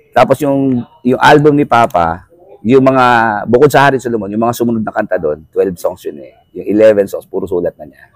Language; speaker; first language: Filipino; native; Filipino